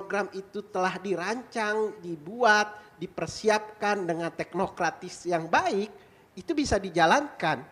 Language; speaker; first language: Indonesian; native; Indonesian